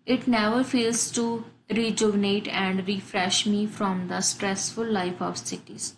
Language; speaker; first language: English; non-native, local second language; Punjabi